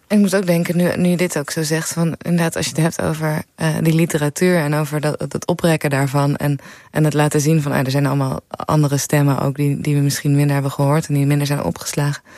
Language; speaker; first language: Dutch; native; Dutch